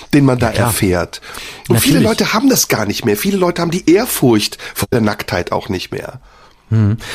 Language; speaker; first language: German; native; German